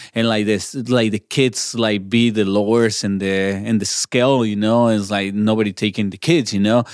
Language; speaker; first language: English; non-native, learner; Spanish